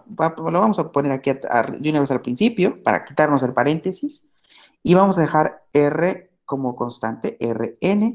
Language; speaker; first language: Spanish; native; Spanish